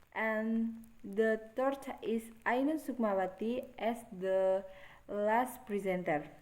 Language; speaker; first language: English; non-native, learner; Indonesian